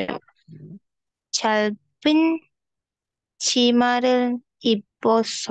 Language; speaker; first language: Korean; non-native, learner; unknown